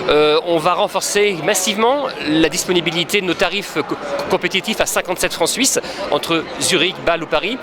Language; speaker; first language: French; native; French